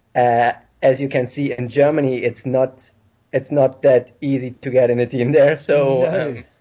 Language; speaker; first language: English; non-native, fluent; German